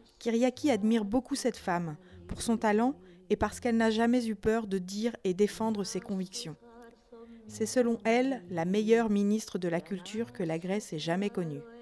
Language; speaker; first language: French; native; French